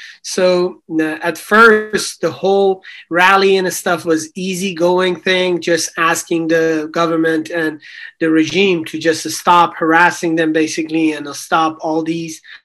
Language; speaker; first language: English; non-native, fluent; Persian